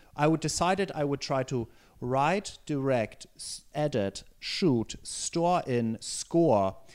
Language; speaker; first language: English; non-native, fluent; German